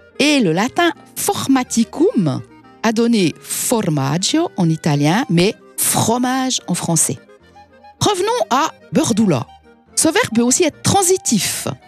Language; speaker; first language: French; native; French